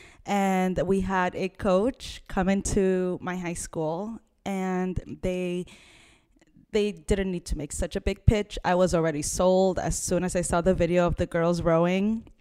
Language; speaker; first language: English; early bilingual, other home language; Spanish